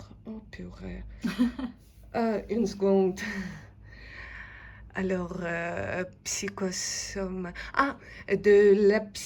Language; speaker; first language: French; non-native, fluent; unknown